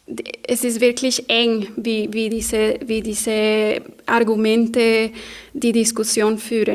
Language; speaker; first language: German; non-native, fluent; Spanish